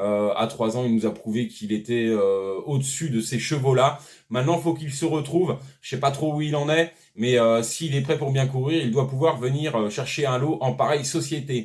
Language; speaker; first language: French; native; French